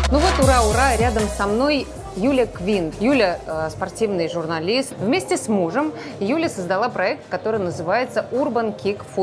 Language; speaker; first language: Russian; native; Russian